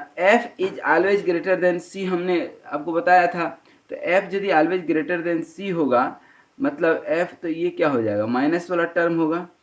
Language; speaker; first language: Hindi; native; Hindi